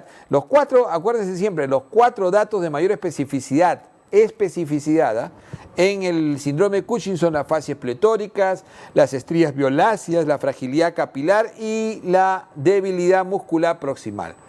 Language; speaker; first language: Spanish; native; Spanish